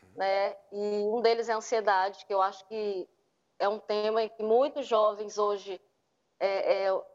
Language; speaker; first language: Portuguese; native; Portuguese